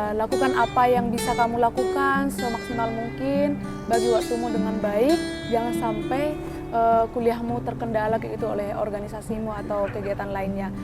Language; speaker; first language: Indonesian; non-native, local second language; Batak Toba